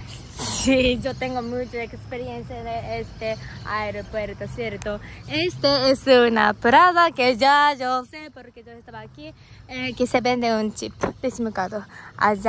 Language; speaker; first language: Spanish; non-native, learner; Japanese